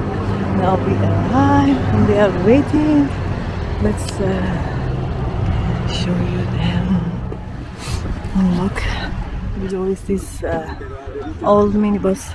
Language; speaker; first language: English; non-native, learner; Kurdish